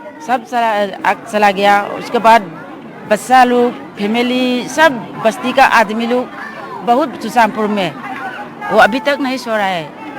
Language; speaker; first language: Hindi; non-native, local second language; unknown